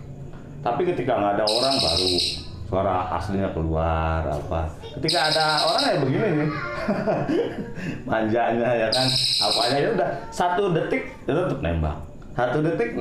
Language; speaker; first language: Indonesian; non-native, local second language; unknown